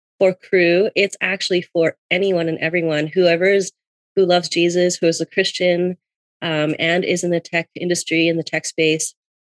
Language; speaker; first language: English; native; English